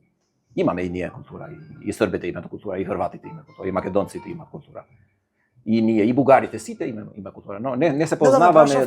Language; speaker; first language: Macedonian; non-native, fluent; Albanian